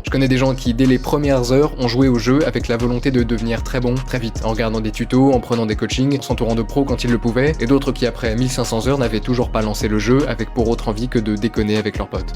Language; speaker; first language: French; native; French